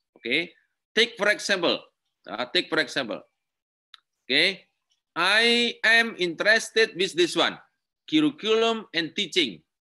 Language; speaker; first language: English; non-native, learner; Indonesian